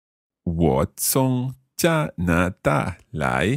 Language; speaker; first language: Chinese; non-native, learner; English